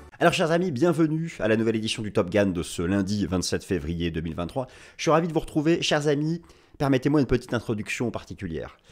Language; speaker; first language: French; native; French